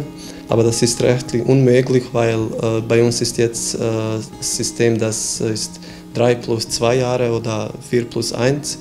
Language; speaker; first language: German; non-native, fluent; Bosnian